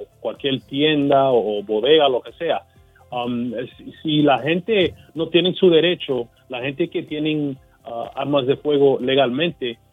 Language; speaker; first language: Spanish; early bilingual, heritage; Spanish